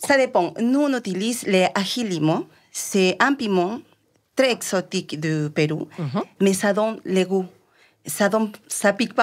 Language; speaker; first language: French; non-native, fluent; Spanish